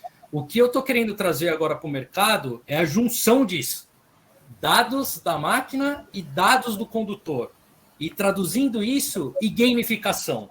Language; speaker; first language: Portuguese; native; Portuguese